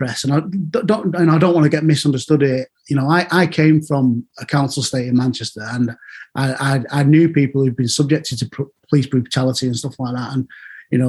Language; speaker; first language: English; native; English